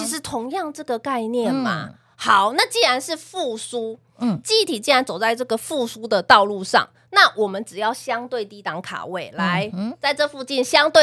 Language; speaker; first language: Chinese; native; Chinese